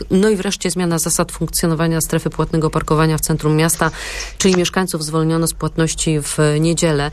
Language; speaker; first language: Polish; native; Polish